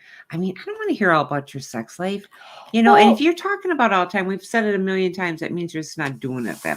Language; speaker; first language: English; native; English